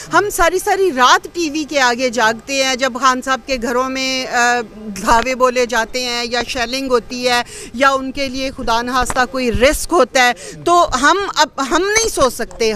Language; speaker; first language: Urdu; native; Urdu